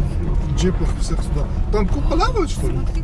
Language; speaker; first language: Russian; non-native, learner; Armenian